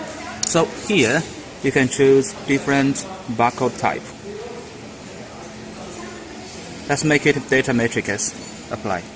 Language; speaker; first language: English; non-native, learner; Chinese